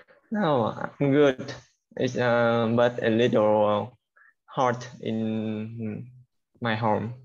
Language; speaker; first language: English; non-native, learner; Vietnamese